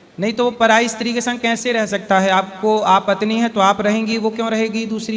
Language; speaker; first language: Hindi; native; Hindi